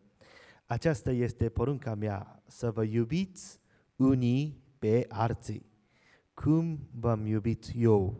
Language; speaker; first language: Romanian; non-native, learner; Japanese